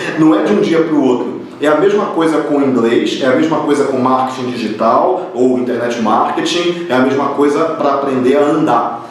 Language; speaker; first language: Portuguese; native; Portuguese